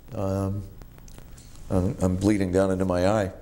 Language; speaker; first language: English; native; English